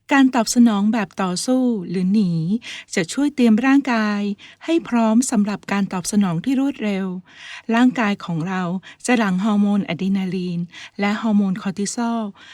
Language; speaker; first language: Thai; native; Thai